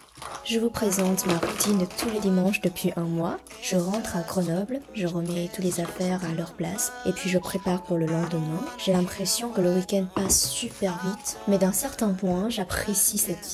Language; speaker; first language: French; non-native, fluent; Vietnamese